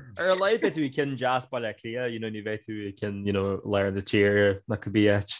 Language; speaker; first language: Irish; native; Irish